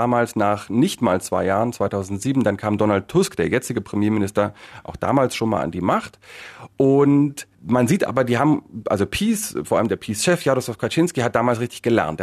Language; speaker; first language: German; native; German